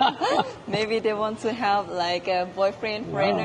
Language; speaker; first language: English; non-native, learner; Thai